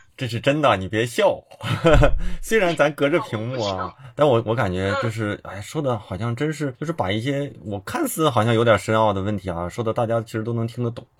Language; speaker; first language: Chinese; native; Chinese